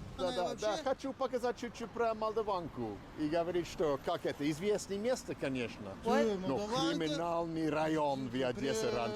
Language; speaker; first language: Russian; non-native, learner; English